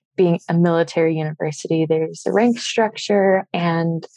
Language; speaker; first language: English; native; English